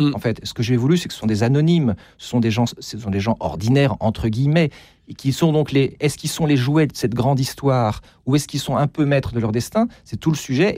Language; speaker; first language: French; native; French